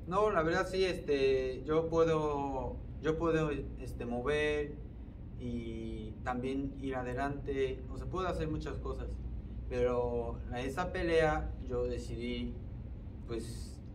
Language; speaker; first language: Spanish; non-native, fluent; Japanese